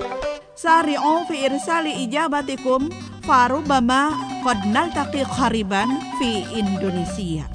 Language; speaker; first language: Arabic; non-native, fluent; Indonesian